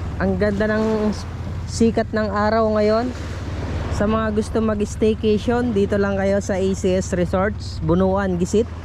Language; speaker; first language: Filipino; native; Filipino